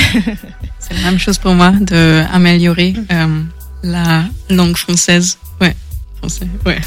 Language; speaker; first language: French; non-native, learner; German